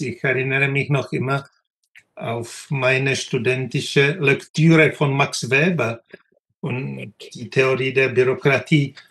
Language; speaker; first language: German; non-native, fluent; Czech